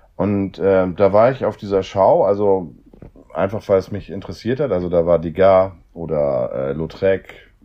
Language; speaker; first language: German; native; German